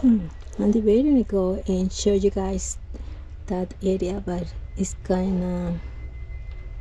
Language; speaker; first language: English; non-native, learner; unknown